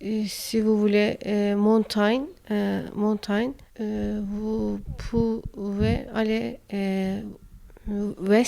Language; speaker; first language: French; non-native, learner; Turkish